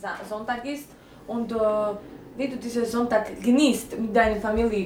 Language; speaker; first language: German; non-native, learner; Slovak